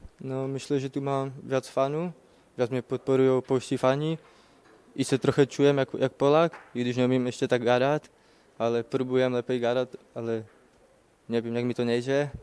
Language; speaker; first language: Polish; non-native, learner; Czech